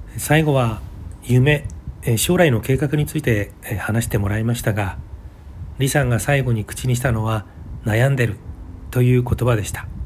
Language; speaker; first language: Japanese; native; Japanese